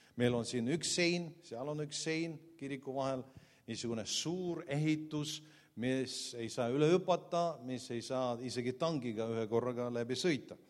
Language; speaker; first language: Estonian; non-native, local second language; Russian